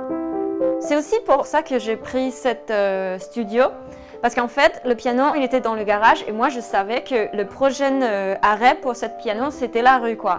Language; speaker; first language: French; non-native, fluent; Danish